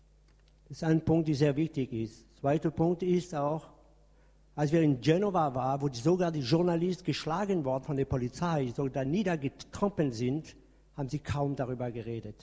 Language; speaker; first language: German; non-native, fluent; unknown